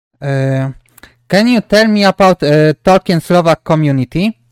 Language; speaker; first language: English; non-native, learner; Polish